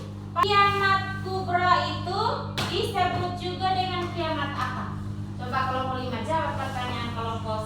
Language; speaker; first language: Indonesian; native; Indonesian